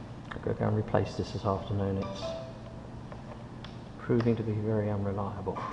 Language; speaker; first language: English; native; English